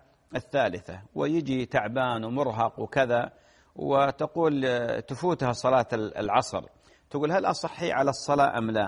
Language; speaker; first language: Arabic; native; Arabic